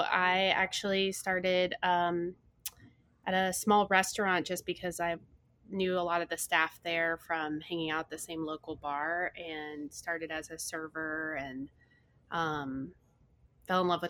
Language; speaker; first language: English; native; English